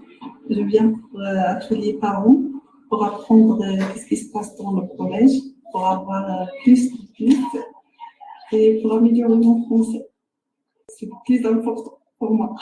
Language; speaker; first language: French; non-native, learner; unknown